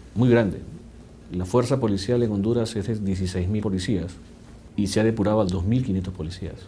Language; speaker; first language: Spanish; native; Spanish